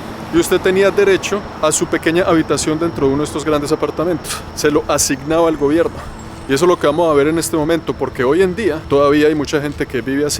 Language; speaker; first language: Spanish; native; Spanish